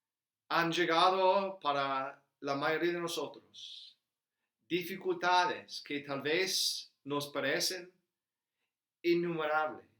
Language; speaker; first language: Spanish; non-native, fluent; English